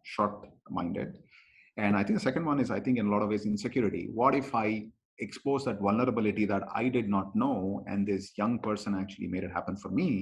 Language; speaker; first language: English; non-native, local second language; Kannada